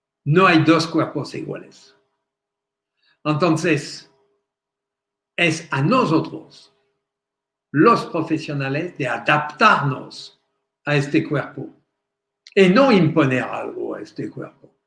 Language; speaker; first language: Spanish; non-native, fluent; French